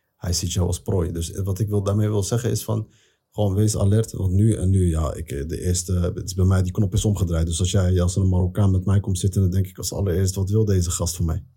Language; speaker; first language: Dutch; early bilingual, other home language; Arabic